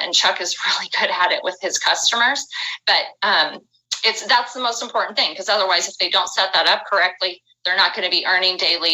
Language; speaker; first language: English; native; English